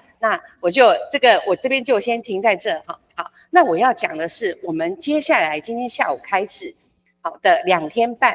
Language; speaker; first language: Chinese; native; Chinese